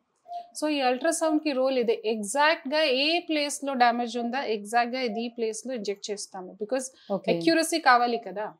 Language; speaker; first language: Telugu; non-native, local second language; Hindi